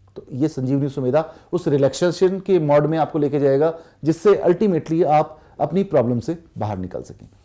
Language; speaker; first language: Hindi; native; Hindi